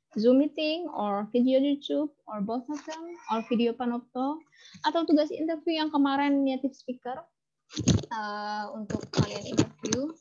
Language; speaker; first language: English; non-native, fluent; Indonesian